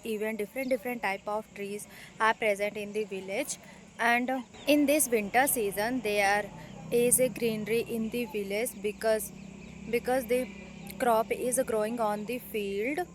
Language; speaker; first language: English; non-native, learner; Hindi